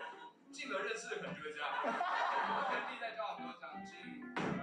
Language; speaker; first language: Chinese; native; Chinese